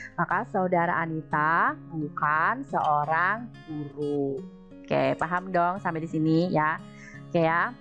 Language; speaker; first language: Indonesian; native; Indonesian